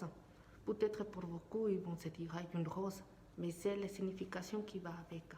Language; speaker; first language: French; non-native, fluent; Spanish